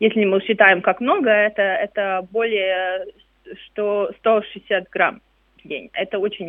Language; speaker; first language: Russian; non-native, local second language; Latvian